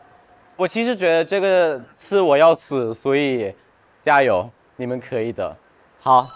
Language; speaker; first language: Chinese; non-native, learner; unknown